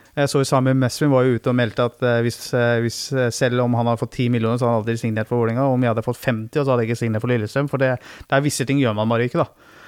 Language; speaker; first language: Norwegian; early bilingual, other home language; Persian